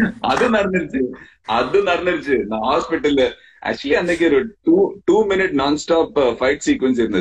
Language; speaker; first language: Tamil; non-native, fluent; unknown